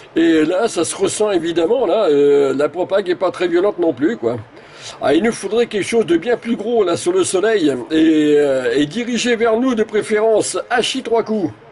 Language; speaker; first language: French; native; French